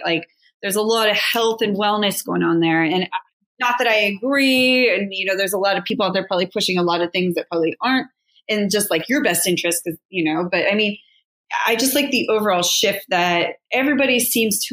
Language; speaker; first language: English; native; English